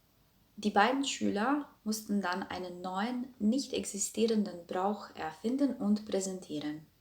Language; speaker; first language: German; non-native, fluent; Croatian